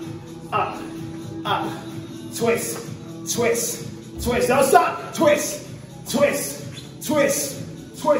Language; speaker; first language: English; native; English